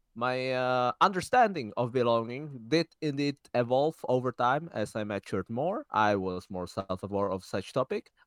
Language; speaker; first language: English; early bilingual, heritage; Czech